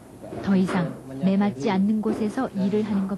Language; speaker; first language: Korean; native; Korean